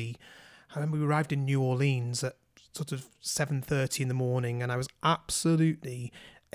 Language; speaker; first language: English; native; English